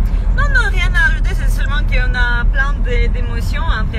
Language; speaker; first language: French; non-native, fluent; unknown